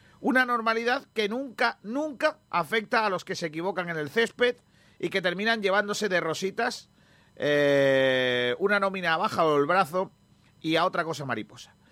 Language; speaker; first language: Spanish; native; Spanish